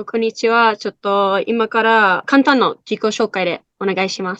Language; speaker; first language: Japanese; non-native, learner; English